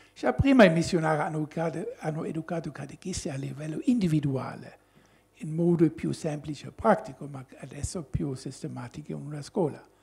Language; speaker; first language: Italian; non-native, fluent; German